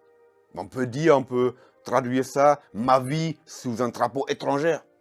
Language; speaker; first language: French; non-native, fluent; German